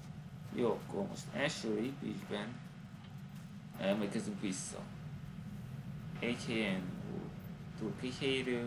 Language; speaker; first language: Hungarian; native; Hungarian